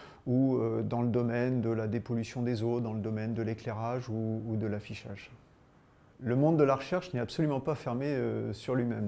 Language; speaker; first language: French; native; French